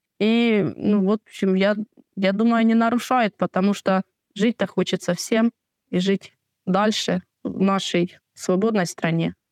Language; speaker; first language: Russian; non-native, local second language; Ukrainian